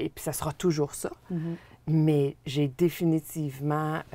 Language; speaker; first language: French; native; French